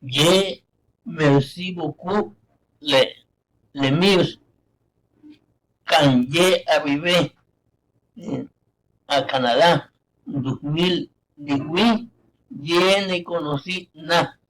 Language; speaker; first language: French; non-native, learner; Spanish